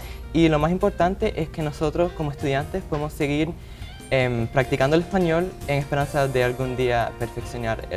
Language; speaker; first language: Spanish; early bilingual, heritage; Spanish